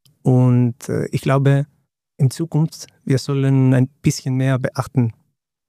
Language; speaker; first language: German; non-native, fluent; Greek